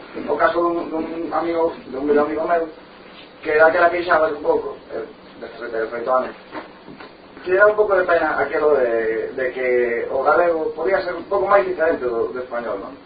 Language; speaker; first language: Galician; non-native, local second language; Spanish